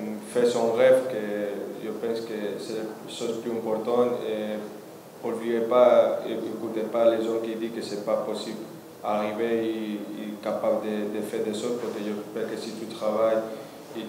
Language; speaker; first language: French; non-native, fluent; Spanish